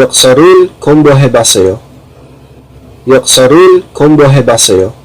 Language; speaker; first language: Korean; non-native, learner; Filipino